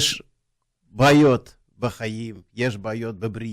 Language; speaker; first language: Hebrew; non-native, fluent; Russian